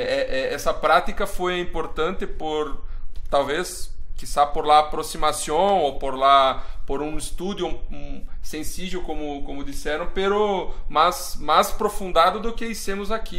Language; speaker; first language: Spanish; non-native, fluent; Portuguese